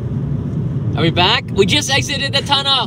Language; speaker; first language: English; native; English